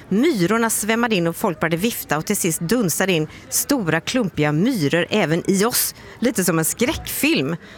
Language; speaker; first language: Swedish; native; Swedish